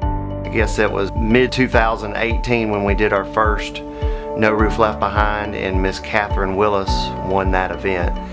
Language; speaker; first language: English; native; English